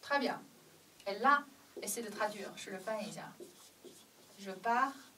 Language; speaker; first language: French; non-native, fluent; Chinese